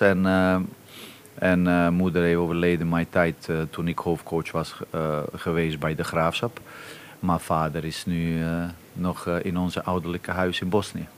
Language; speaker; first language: Dutch; non-native, fluent; Bosnian